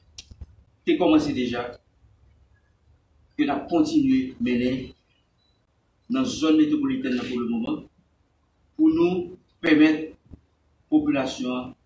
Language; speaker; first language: French; non-native, local second language; Haitian Creole